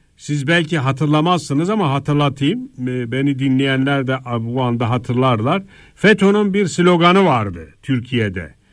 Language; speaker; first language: Turkish; native; Turkish